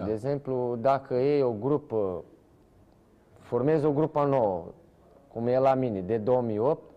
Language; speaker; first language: Romanian; non-native, fluent; Portuguese